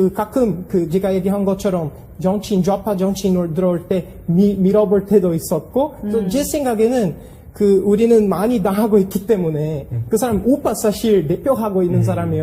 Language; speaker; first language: Korean; non-native, fluent; Portuguese